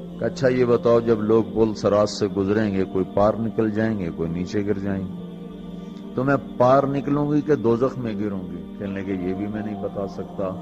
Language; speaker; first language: Urdu; non-native, local second language; Punjabi